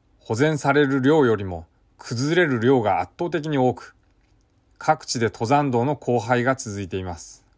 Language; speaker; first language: Japanese; native; Japanese